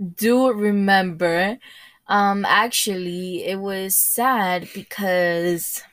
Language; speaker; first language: English; early bilingual, other home language; Spanish